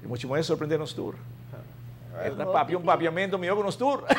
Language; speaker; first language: Portuguese; non-native, learner; Papiamento